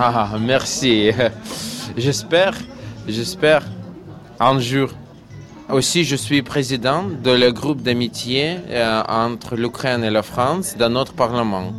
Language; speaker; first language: French; non-native, learner; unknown